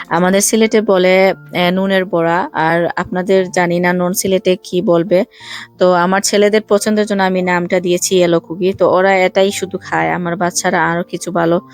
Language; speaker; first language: Bangla; non-native, local second language; Sylheti